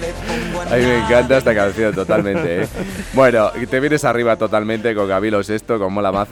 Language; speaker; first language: Spanish; native; Spanish